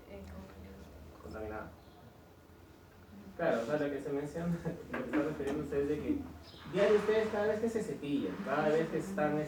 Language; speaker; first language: Spanish; native; Spanish